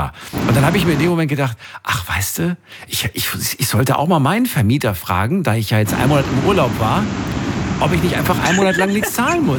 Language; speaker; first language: German; native; German